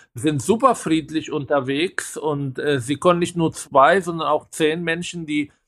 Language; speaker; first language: German; non-native, fluent; Hebrew